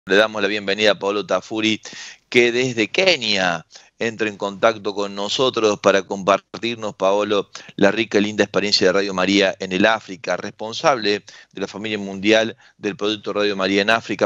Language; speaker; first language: Spanish; native; Spanish